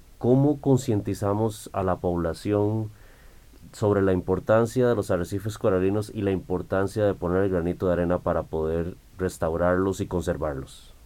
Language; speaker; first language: Spanish; native; Spanish